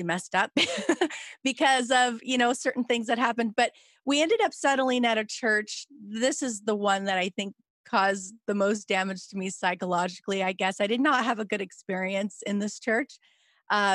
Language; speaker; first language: English; native; English